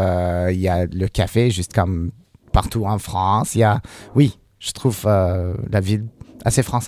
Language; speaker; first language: French; non-native, fluent; English